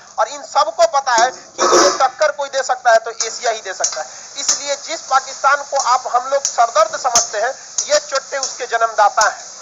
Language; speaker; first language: Hindi; native; Hindi